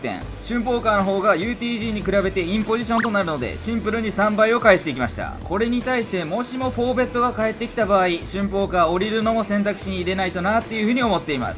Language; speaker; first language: Japanese; native; Japanese